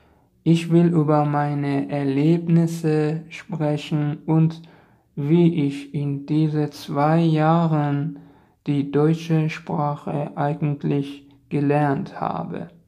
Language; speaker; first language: German; non-native, learner; Persian